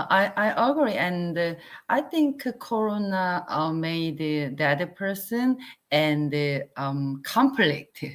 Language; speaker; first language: English; non-native, learner; Korean